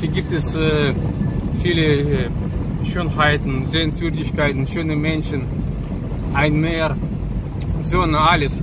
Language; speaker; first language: German; non-native, learner; Russian